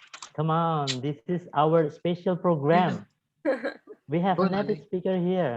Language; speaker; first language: English; non-native, fluent; Indonesian